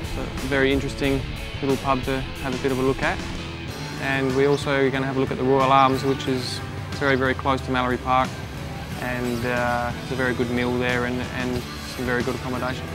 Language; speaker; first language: English; native; English